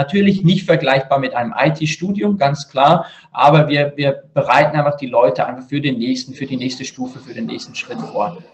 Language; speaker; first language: German; native; German